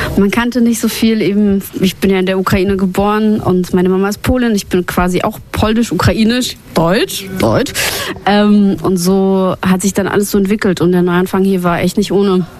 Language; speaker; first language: German; early bilingual, other home language; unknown